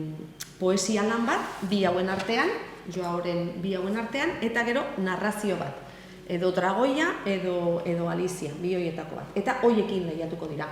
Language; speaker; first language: Basque; native; Basque